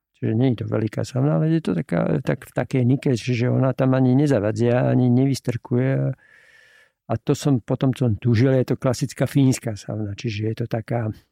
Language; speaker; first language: Slovak; native; Slovak